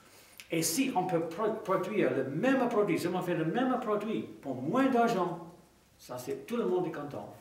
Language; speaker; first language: French; non-native, fluent; English